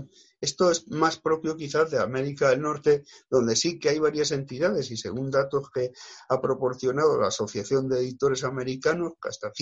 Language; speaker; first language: Spanish; native; Spanish